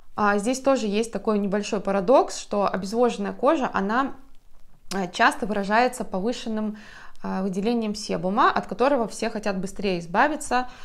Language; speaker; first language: Russian; native; Russian